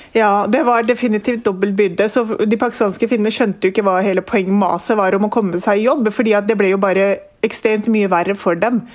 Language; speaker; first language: Norwegian; early bilingual, other home language; Urdu